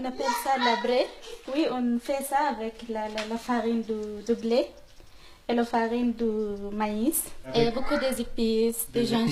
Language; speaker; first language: French; non-native, fluent; Arabic